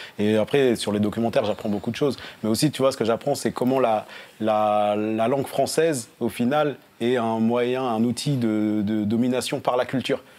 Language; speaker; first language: French; native; French